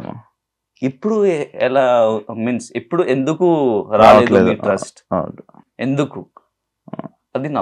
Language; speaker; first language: Telugu; non-native, learner; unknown